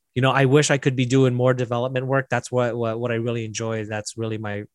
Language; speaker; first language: English; native; English